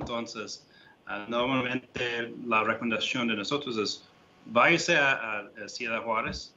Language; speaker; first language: Spanish; non-native, fluent; English